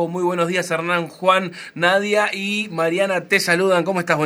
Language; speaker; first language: Spanish; native; Spanish